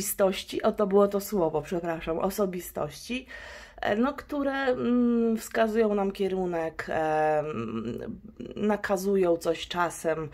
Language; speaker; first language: Polish; native; Polish